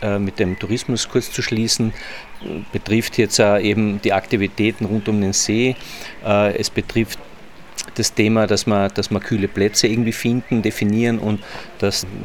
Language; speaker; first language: German; native; German